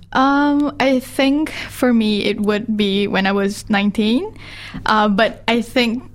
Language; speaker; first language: English; early bilingual, other home language; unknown